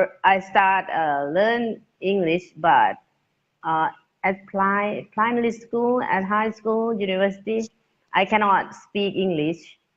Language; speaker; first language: English; non-native, learner; Thai